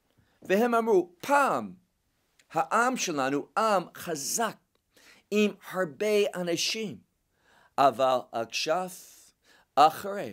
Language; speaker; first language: Hebrew; non-native, fluent; English